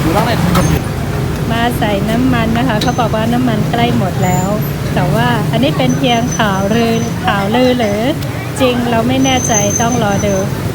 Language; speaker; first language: Thai; non-native, fluent; Shan